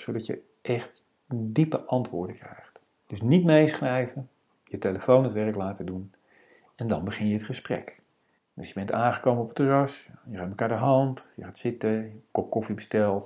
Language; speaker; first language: Dutch; native; Dutch